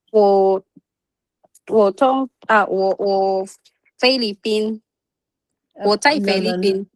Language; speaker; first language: Chinese; non-native, learner; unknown